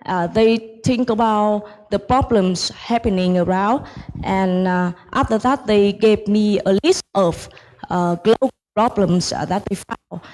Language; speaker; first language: English; non-native, fluent; Vietnamese